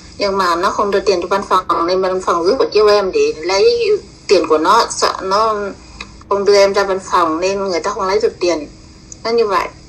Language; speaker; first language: Vietnamese; non-native, local second language; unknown